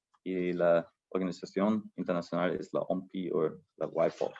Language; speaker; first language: Spanish; non-native, fluent; German